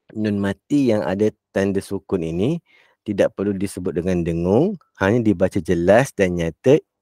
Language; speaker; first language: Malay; native; Malay